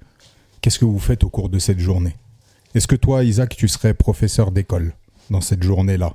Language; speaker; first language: French; native; French